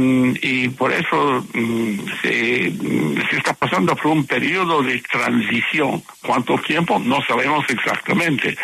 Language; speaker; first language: Spanish; non-native, fluent; English